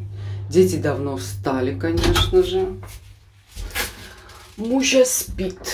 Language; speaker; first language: Russian; native; Russian